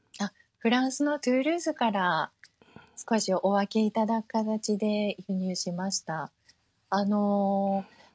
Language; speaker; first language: Japanese; early bilingual, heritage; Japanese